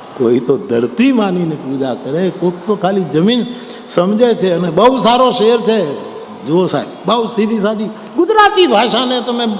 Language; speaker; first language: Gujarati; native; Gujarati